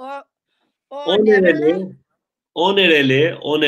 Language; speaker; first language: Turkish; non-native, learner; English